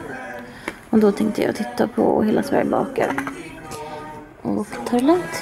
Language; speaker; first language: Swedish; native; Swedish